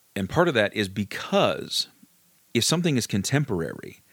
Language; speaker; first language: English; native; English